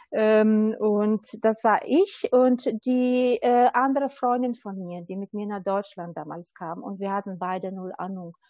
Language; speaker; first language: German; non-native, fluent; Albanian